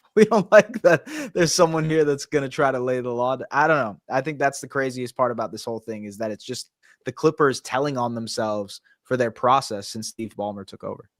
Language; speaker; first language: English; native; English